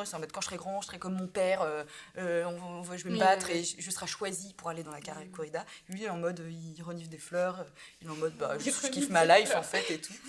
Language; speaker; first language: French; native; French